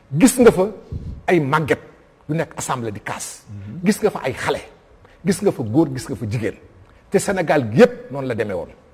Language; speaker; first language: Wolof; non-native, local second language; Fula